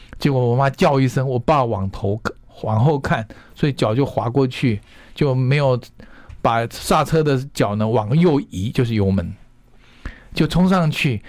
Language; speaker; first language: Chinese; non-native, local second language; Hakka Chinese